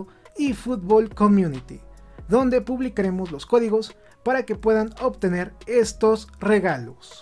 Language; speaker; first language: Spanish; native; Spanish